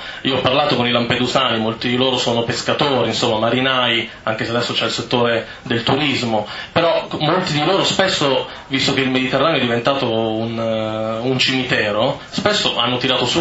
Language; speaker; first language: Italian; native; Italian